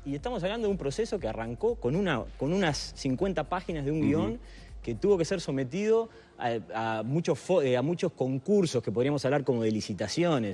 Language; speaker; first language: Spanish; native; Spanish